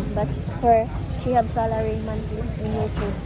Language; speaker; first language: English; non-native, local second language; Filipino